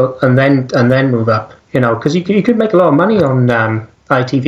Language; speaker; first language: English; native; English